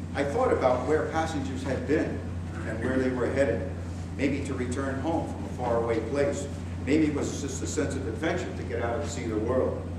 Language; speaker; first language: English; native; English